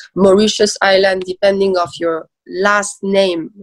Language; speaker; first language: English; early bilingual, other home language; Persian